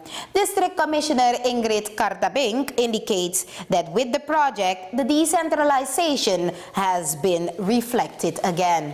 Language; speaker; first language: English; non-native, fluent; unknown